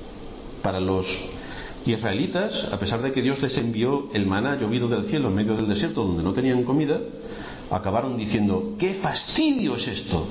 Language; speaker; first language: Spanish; native; Spanish